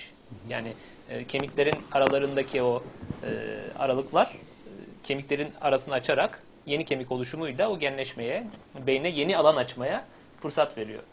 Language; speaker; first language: Turkish; native; Turkish